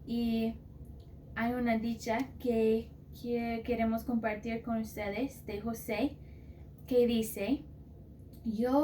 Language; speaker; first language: Spanish; non-native, fluent; English